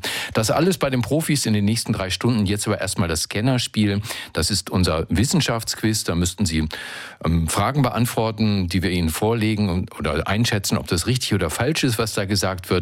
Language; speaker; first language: German; native; German